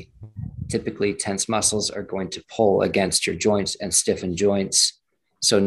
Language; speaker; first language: English; native; English